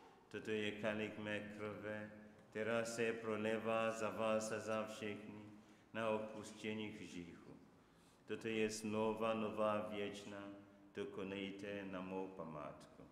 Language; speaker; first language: Czech; non-native, learner; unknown